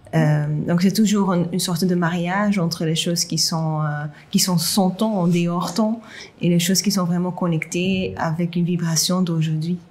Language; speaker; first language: French; non-native, local second language; Dutch